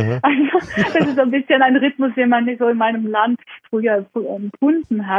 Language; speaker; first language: German; non-native, fluent; Georgian